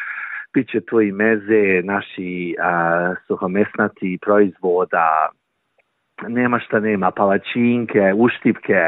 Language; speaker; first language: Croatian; early bilingual, heritage; Croatian